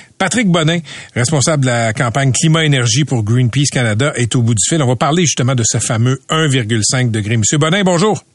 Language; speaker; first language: French; native; French